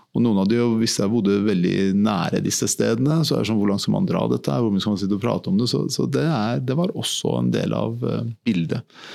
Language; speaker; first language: Norwegian; early bilingual, other home language; Persian